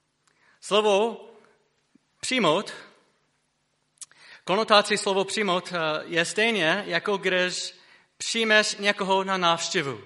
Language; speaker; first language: Czech; non-native, fluent; English